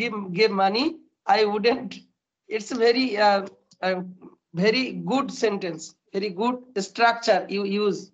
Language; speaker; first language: English; non-native, learner; Bangla